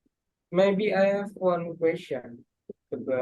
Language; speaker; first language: English; non-native, learner; Indonesian